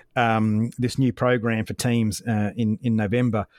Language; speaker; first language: English; native; English